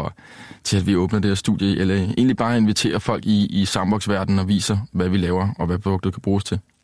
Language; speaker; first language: Danish; native; Danish